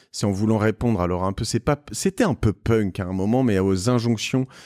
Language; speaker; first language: French; native; French